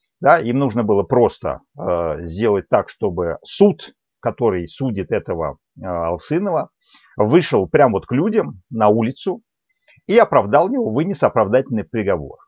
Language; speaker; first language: Russian; native; Russian